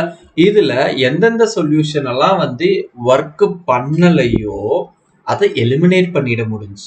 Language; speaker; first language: Tamil; native; Tamil